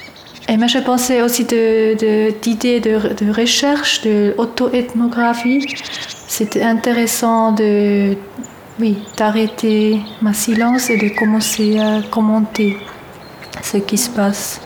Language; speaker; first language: French; non-native, fluent; German